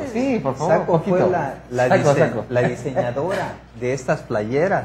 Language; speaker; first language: Spanish; native; Spanish